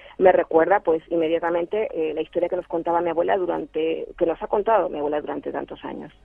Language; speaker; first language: Spanish; native; Spanish